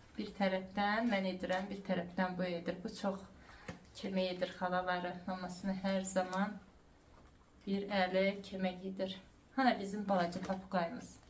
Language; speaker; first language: Azerbaijani; early bilingual, heritage; Azerbaijani